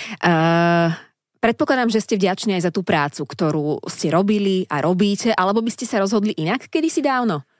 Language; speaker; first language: Slovak; native; Slovak